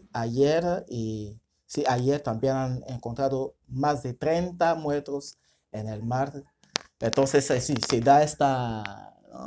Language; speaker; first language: Spanish; non-native, fluent; French